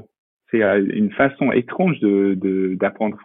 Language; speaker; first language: French; non-native, fluent; English